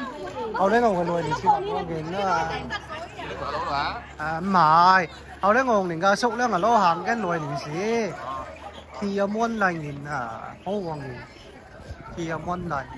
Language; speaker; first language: Chinese; native; Chinese